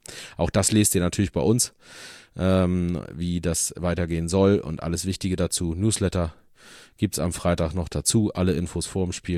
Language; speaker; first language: German; native; German